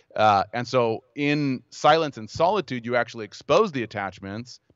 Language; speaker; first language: English; native; English